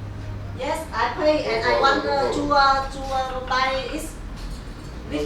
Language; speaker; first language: English; non-native, learner; Vietnamese